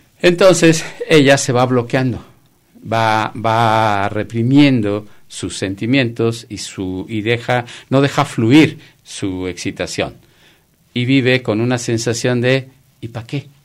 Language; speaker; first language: Spanish; native; Spanish